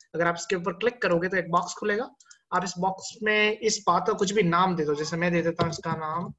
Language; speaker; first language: Hindi; native; Hindi